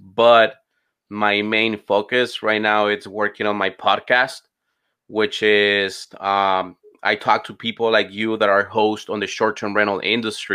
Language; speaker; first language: English; non-native, fluent; Spanish